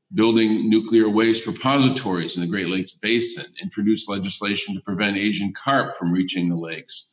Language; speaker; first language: English; native; English